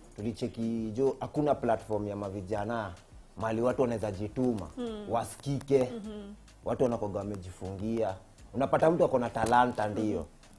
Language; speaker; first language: Swahili; native; Swahili